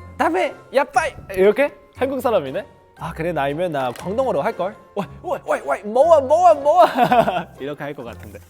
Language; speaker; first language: Korean; non-native, fluent; Cantonese